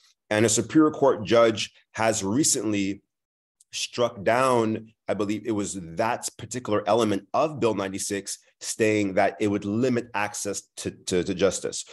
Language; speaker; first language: English; early bilingual, other home language; French